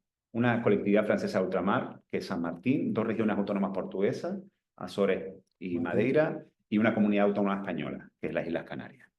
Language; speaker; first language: Spanish; native; Spanish